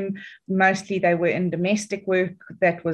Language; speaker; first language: English; native; English